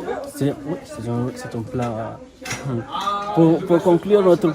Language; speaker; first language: French; non-native, learner; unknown